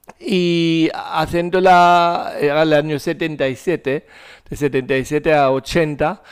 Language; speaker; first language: Spanish; non-native, fluent; German